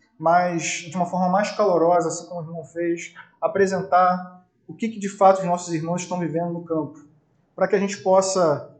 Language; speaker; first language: Portuguese; native; Portuguese